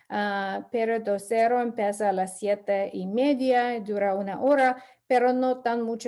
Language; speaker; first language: Spanish; non-native, fluent; English